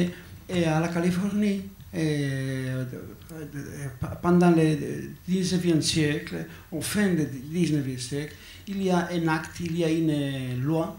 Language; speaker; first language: French; non-native, learner; Basque